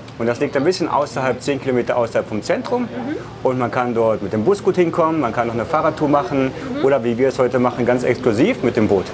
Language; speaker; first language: German; native; German